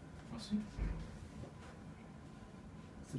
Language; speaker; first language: French; non-native, learner; Dutch